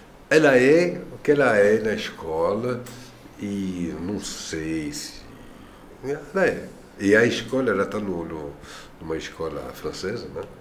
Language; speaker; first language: Portuguese; non-native, fluent; French